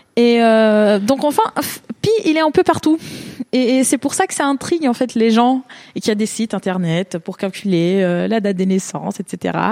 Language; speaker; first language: French; non-native, fluent; Portuguese